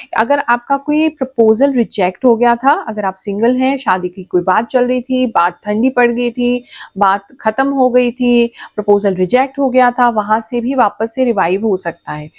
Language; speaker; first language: Hindi; native; Hindi